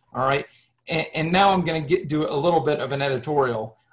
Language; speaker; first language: English; native; English